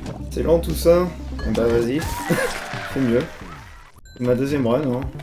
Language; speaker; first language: French; native; French